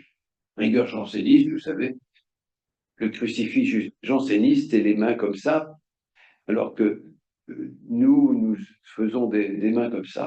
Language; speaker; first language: French; native; French